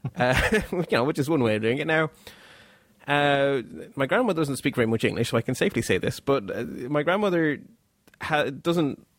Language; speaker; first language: English; non-native, fluent; Dutch